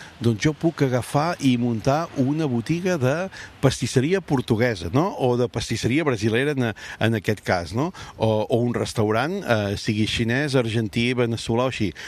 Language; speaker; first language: Catalan; native; Catalan